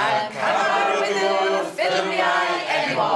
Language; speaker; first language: Welsh; non-native, learner; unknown